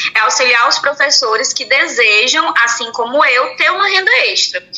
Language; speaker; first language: Portuguese; native; Portuguese